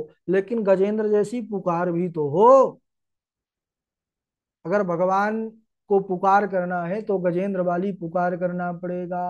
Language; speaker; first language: Hindi; native; Hindi